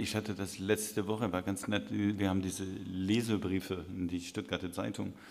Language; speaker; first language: German; non-native, fluent; English